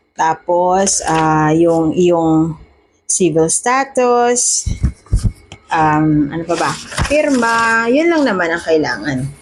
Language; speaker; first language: Filipino; native; Filipino